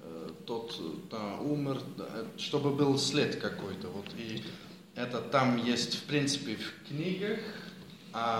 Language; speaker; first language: Russian; non-native, learner; Dutch